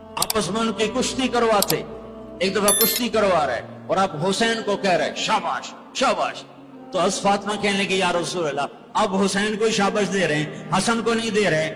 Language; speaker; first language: Urdu; non-native, local second language; Punjabi